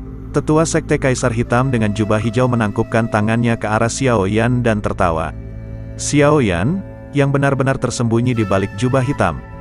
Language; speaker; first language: Indonesian; native; Indonesian